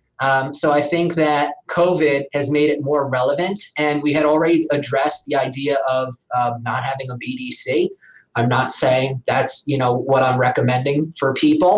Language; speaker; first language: English; native; English